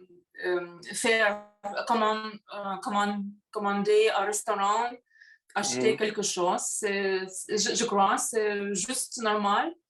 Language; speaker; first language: French; non-native, learner; Russian